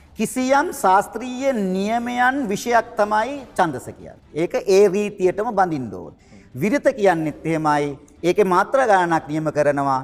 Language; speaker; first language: Sinhala; native; Sinhala